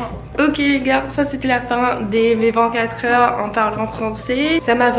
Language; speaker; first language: French; non-native, fluent; English